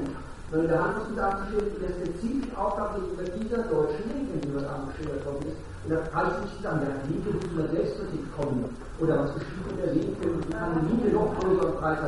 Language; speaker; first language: German; native; German